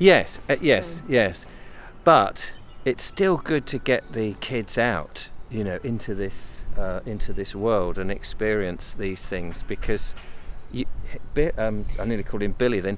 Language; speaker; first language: English; native; English